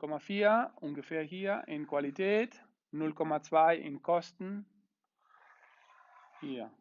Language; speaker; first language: German; non-native, fluent; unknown